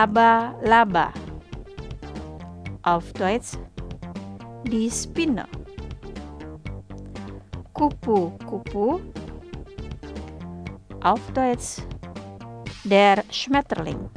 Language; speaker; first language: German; non-native, fluent; Indonesian